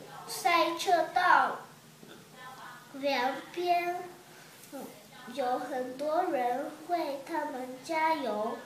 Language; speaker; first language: Chinese; early bilingual, heritage; Chinese